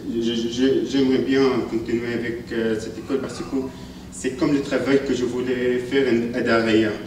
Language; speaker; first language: French; non-native, learner; Arabic